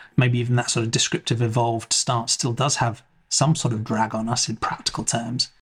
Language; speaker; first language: English; native; English